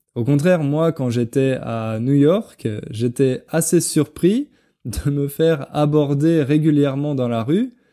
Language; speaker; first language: French; native; French